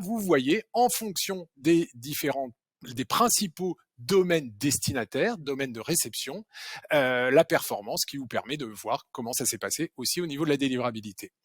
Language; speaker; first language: French; native; French